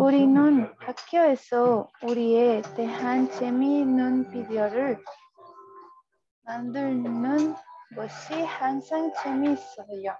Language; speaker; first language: Korean; non-native, learner; Spanish